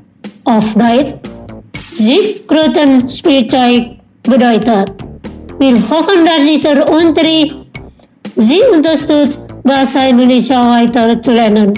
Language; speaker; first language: German; non-native, learner; Indonesian